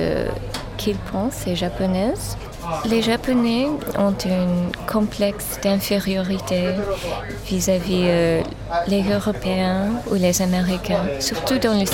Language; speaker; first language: French; non-native, fluent; English